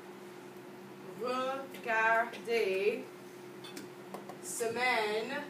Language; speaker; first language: French; non-native, fluent; English